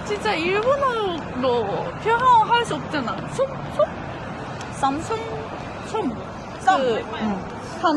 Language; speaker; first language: Korean; non-native, fluent; Japanese